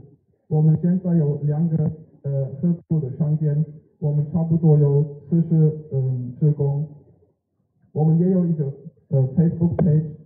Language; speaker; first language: Chinese; non-native, learner; German